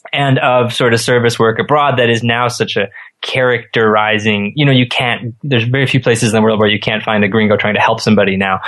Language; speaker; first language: English; native; English